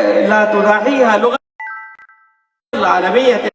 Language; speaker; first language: Arabic; non-native, fluent; Urdu